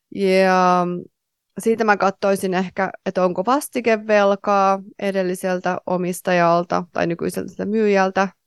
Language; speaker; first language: Finnish; native; Finnish